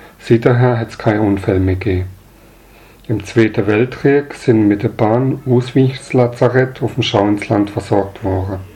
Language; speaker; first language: German; native; German